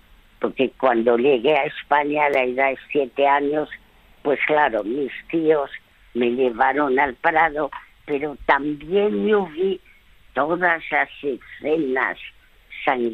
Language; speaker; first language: Spanish; early bilingual, other home language; French